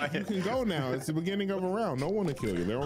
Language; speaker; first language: English; native; English